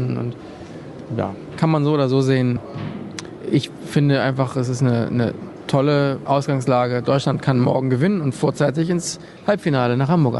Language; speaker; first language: German; native; German